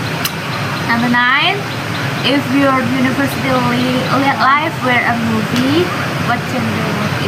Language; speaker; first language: English; non-native, learner; Indonesian